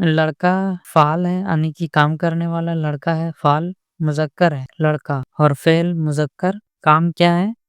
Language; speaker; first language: Urdu; native; Urdu